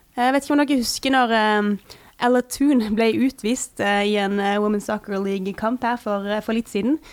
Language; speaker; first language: Norwegian; native; Norwegian